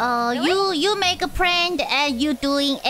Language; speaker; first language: English; non-native, learner; Korean